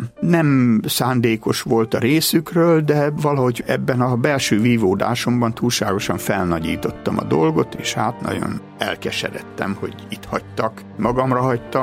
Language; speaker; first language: Hungarian; native; Hungarian